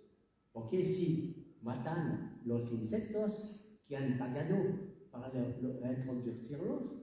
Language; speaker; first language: Spanish; non-native, learner; French